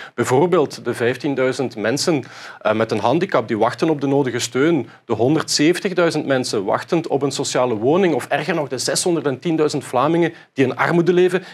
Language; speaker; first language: Dutch; native; Dutch